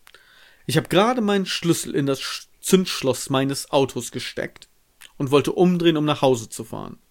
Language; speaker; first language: German; native; German